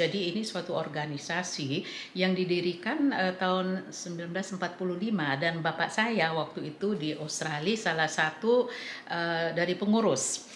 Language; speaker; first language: Indonesian; early bilingual, heritage; English